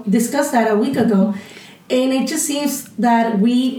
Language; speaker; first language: English; early bilingual, other home language; Spanish